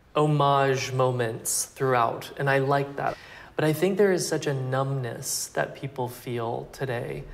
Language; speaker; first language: English; native; English